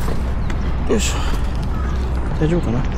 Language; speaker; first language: Japanese; native; Japanese